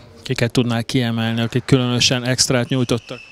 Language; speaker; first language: Hungarian; native; Hungarian